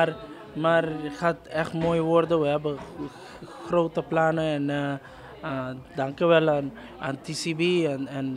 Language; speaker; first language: Dutch; non-native, local second language; Papiamento